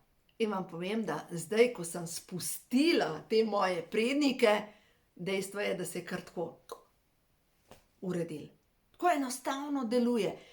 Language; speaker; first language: Slovenian; native; Slovenian